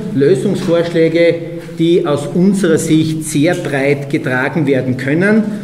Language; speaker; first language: German; native; German